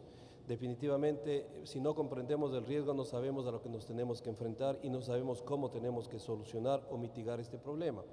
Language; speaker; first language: Spanish; native; Spanish